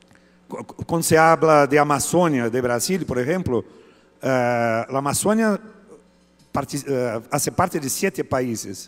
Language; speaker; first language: Spanish; non-native, fluent; Portuguese